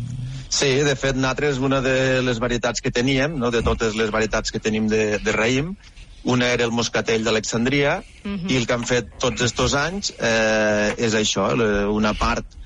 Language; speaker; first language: Catalan; native; Catalan